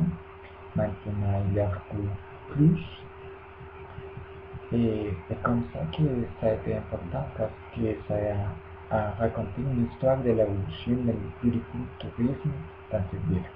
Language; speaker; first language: French; non-native, learner; Spanish